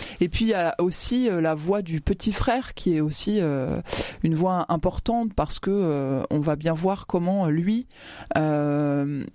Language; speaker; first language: French; native; French